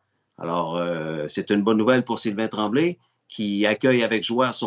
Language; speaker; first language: French; native; French